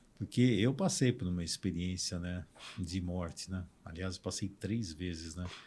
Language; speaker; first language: Portuguese; native; Portuguese